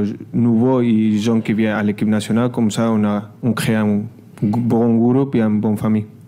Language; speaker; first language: French; non-native, learner; Spanish